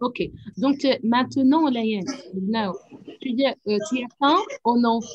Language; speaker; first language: French; non-native, fluent; Arabic